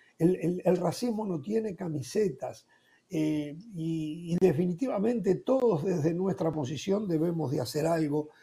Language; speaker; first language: Spanish; native; Spanish